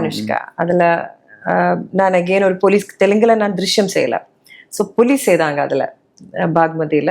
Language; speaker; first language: Tamil; non-native, learner; Malayalam